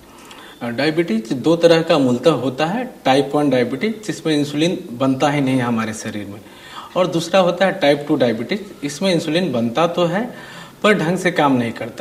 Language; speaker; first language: Hindi; native; Hindi